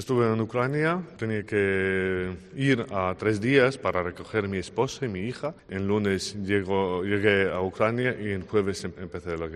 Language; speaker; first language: Spanish; non-native, learner; Ukrainian